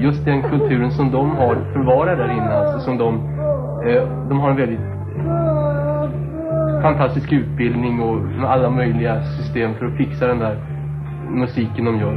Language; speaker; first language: Swedish; native; Swedish